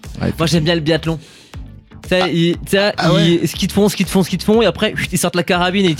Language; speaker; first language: French; native; French